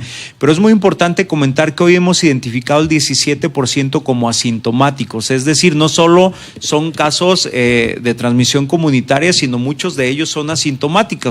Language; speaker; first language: Spanish; native; Spanish